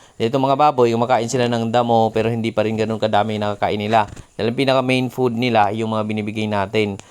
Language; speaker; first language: Filipino; non-native, local second language; Cebuano